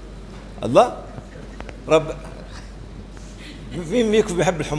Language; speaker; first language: Arabic; native; Arabic